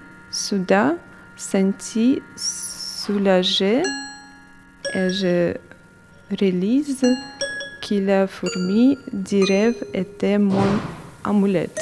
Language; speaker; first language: French; non-native, learner; Russian